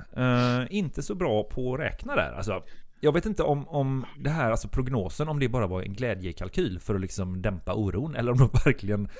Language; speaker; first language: Swedish; native; Swedish